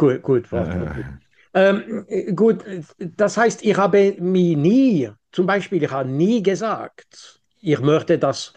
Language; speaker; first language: German; non-native, local second language; French